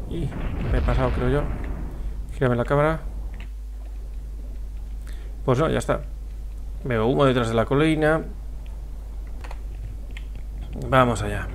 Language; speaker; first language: Spanish; native; Spanish